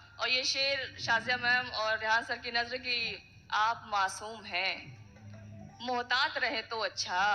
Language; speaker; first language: Urdu; native; Urdu